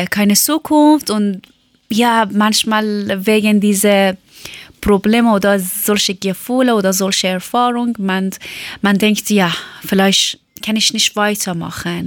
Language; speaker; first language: German; non-native, learner; Persian